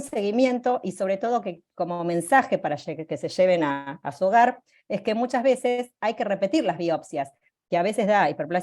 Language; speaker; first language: Spanish; native; Spanish